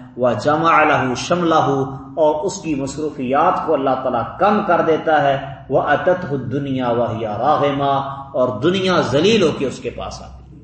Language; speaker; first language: Urdu; non-native, local second language; Punjabi